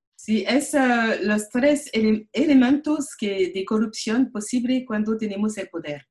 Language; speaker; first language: Spanish; non-native, learner; French